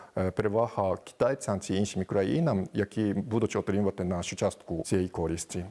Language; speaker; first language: Ukrainian; non-native, fluent; Japanese